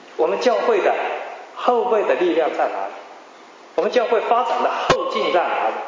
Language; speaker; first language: Chinese; native; Chinese